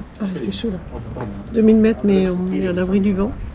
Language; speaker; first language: French; native; French